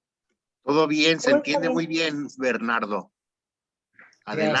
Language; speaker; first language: Spanish; native; Spanish